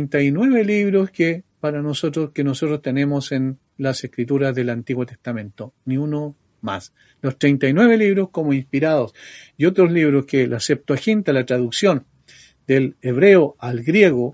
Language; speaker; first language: Spanish; native; Spanish